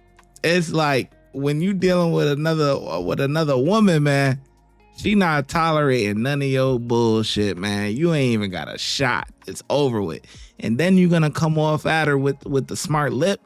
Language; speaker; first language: English; native; English